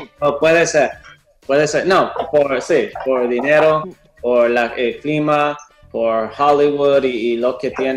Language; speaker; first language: Spanish; non-native, fluent; English